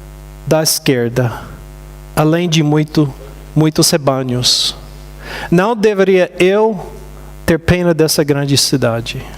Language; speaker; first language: Portuguese; non-native, fluent; English